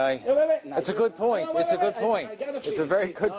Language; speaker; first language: English; native; English